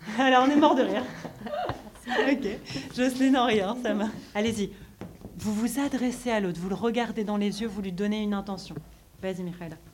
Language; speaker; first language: French; native; French